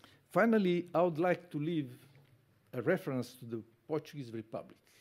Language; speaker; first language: English; non-native, fluent; Portuguese